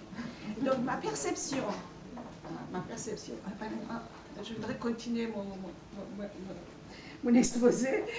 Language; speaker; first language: French; non-native, fluent; Persian